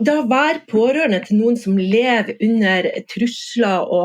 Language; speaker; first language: Norwegian; native; Norwegian